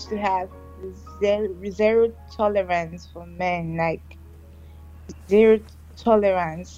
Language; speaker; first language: English; non-native, local second language; Igbo